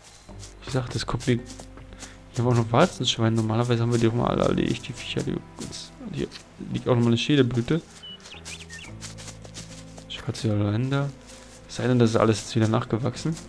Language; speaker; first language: German; native; German